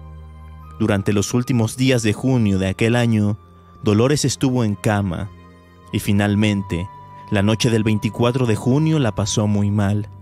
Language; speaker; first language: Spanish; native; Spanish